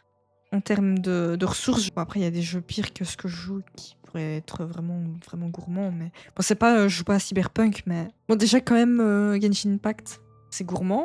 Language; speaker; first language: French; native; French